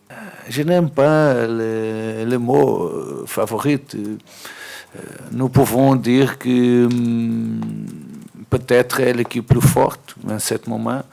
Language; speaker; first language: French; non-native, fluent; Portuguese